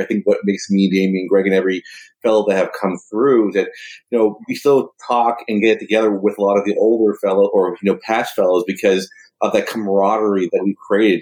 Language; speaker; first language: English; native; English